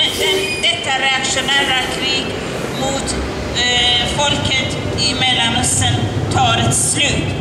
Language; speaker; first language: Swedish; non-native, learner; Persian